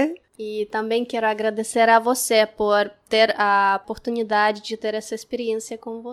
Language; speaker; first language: Portuguese; non-native, fluent; Russian